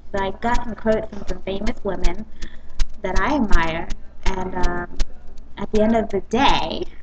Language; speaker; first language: English; native; English